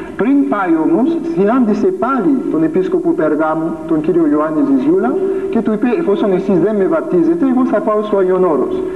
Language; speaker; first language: Greek; non-native, fluent; French